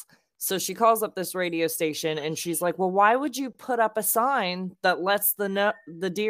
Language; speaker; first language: English; native; English